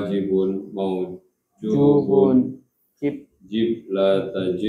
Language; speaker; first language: Arabic; non-native, learner; Indonesian